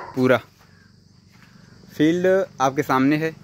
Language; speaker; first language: Hindi; native; Hindi